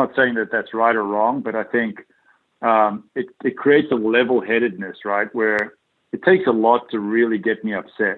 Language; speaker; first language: English; native; English